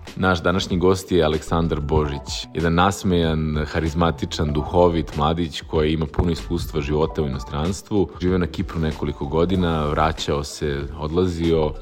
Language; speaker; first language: Serbian; native; Serbian